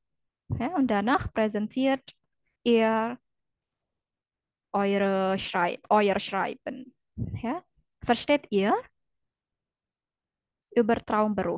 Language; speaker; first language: German; non-native, fluent; Indonesian